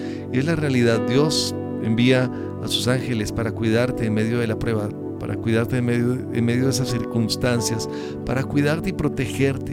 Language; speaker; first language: Spanish; native; Spanish